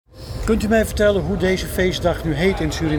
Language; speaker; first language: Dutch; native; Dutch